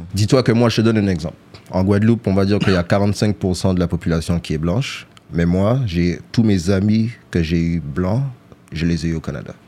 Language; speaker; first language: French; native; French